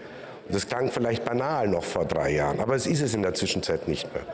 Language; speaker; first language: German; native; German